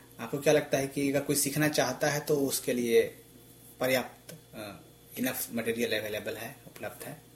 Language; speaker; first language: Hindi; native; Hindi